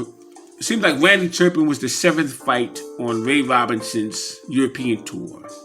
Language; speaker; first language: English; native; English